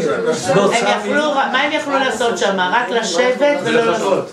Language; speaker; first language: Polish; early bilingual, heritage; Polish